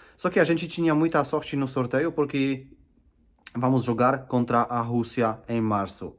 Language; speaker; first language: Portuguese; non-native, fluent; Polish